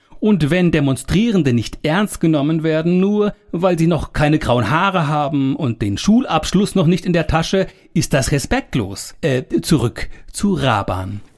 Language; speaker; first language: German; native; German